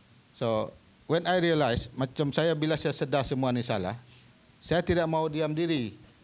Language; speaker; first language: Malay; non-native, local second language; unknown